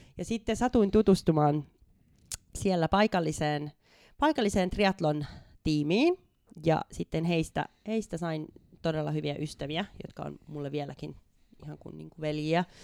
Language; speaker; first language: Finnish; native; Finnish